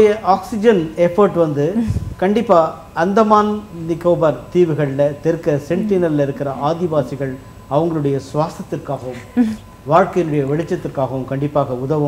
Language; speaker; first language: Tamil; native; Tamil